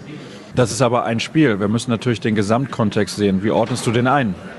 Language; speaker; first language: German; native; German